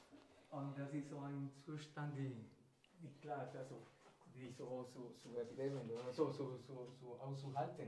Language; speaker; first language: German; non-native, fluent; Spanish